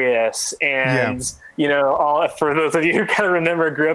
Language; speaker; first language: English; native; English